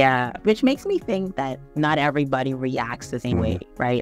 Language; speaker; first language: English; native; English